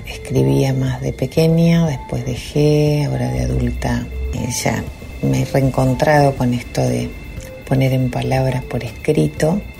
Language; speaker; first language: Spanish; native; Spanish